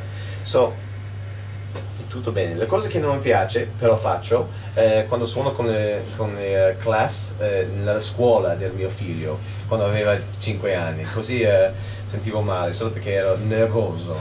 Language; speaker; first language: Italian; non-native, learner; English